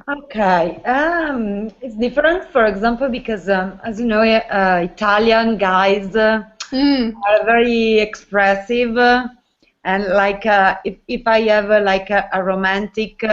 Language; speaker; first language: English; non-native, learner; Italian